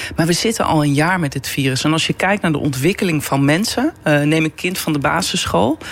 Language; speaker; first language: Dutch; native; Dutch